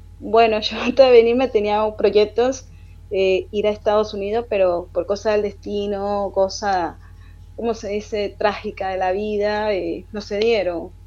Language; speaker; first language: Spanish; native; Spanish